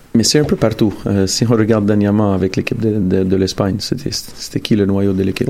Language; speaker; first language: French; early bilingual, other home language; Italian